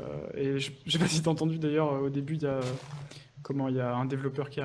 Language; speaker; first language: French; native; French